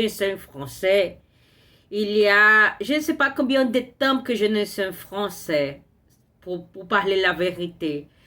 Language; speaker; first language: French; non-native, learner; Portuguese